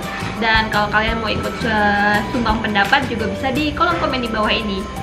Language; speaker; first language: Indonesian; native; Indonesian